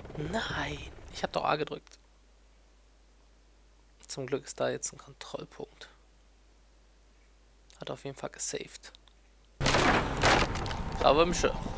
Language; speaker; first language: German; native; German